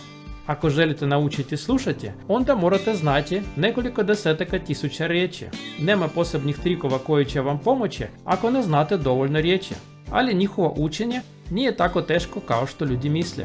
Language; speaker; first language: Croatian; non-native, learner; Russian